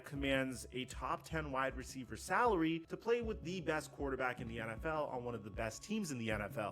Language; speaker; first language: English; native; English